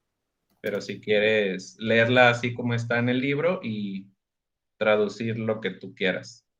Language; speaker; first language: Spanish; native; Spanish